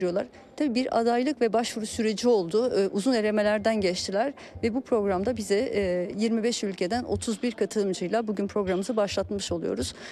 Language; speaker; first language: Turkish; early bilingual, heritage; Turkish